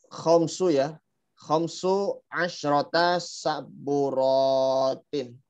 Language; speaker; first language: Arabic; non-native, learner; Indonesian